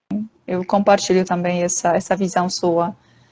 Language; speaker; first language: Portuguese; non-native, fluent; Polish